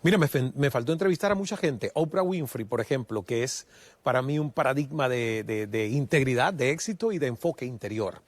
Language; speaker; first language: Spanish; native; Spanish